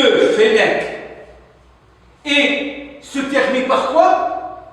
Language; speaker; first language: French; non-native, local second language; Arabic